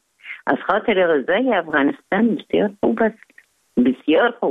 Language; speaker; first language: Persian; non-native, learner; Arabic